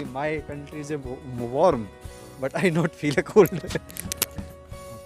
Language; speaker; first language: English; non-native, local second language; Hindi